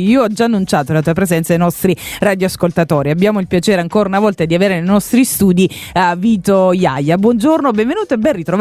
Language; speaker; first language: Italian; native; Italian